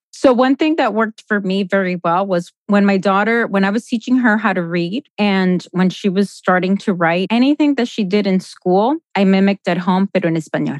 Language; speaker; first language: English; early bilingual, other home language; Spanish